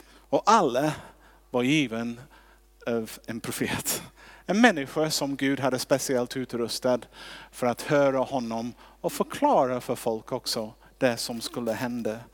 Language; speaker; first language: Swedish; non-native, fluent; English